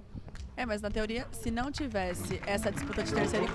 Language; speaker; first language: Portuguese; native; Portuguese